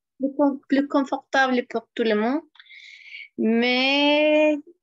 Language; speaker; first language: French; non-native, fluent; Spanish